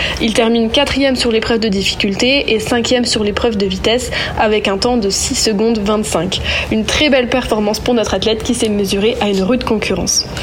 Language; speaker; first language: French; native; French